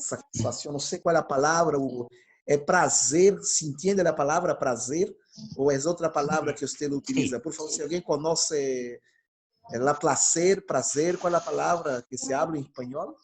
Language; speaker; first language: Spanish; non-native, fluent; Portuguese